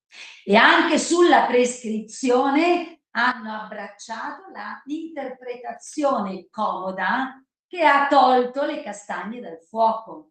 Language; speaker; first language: Italian; native; Italian